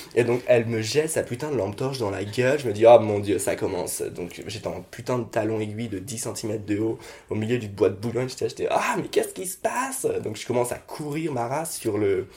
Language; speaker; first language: French; native; French